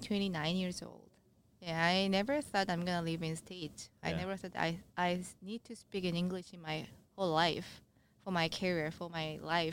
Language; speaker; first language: English; non-native, learner; Korean